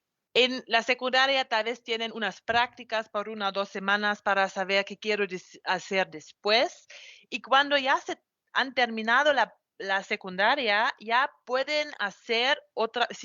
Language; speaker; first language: Spanish; non-native, fluent; German